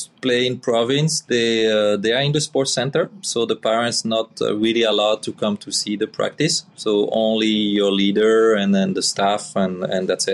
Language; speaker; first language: English; non-native, fluent; French